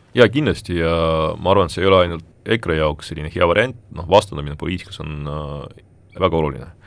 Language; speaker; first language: Estonian; non-native, local second language; Russian